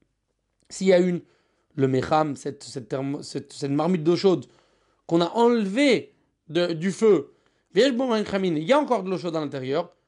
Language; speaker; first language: French; native; French